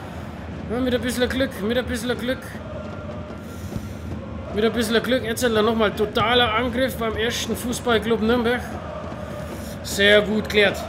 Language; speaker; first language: German; native; German